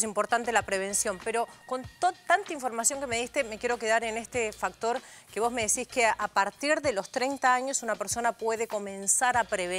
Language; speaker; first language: Spanish; native; Spanish